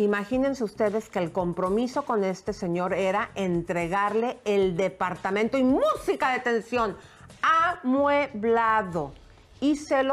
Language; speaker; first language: Spanish; native; Spanish